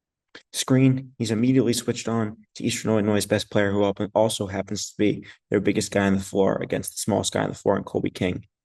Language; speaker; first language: English; native; English